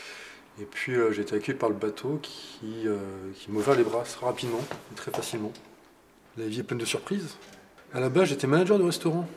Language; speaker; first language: French; native; French